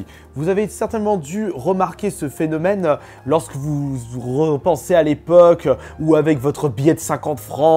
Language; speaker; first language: French; native; French